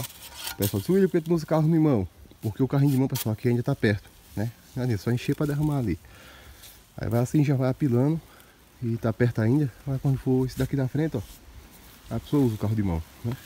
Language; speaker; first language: Portuguese; native; Portuguese